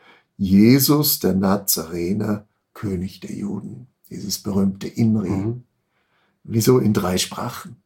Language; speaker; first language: German; native; German